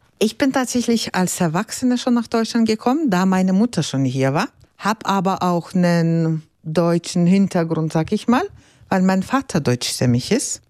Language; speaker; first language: German; non-native, fluent; Russian